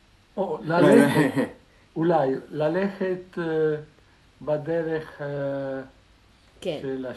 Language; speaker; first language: Hebrew; non-native, learner; Russian